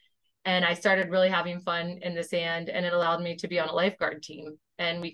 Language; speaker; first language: English; native; English